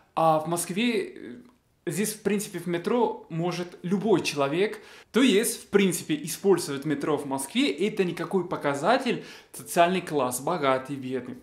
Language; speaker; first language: Russian; non-native, fluent; Spanish